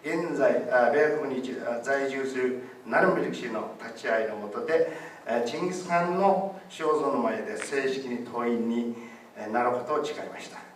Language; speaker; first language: Japanese; non-native, fluent; Mongolian